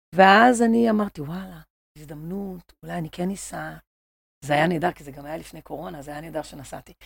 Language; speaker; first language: Hebrew; non-native, fluent; Portuguese